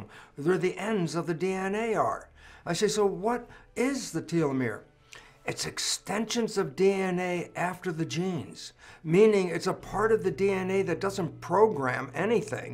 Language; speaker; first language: English; native; English